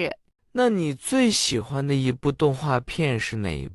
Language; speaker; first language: Chinese; non-native, fluent; English